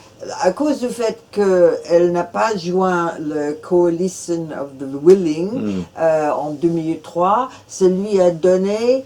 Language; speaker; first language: French; non-native, fluent; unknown